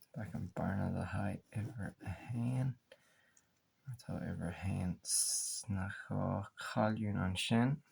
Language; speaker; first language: Irish; non-native, local second language; English